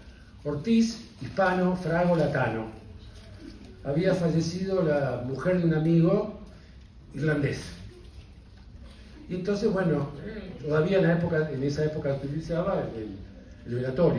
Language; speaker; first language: Spanish; native; Spanish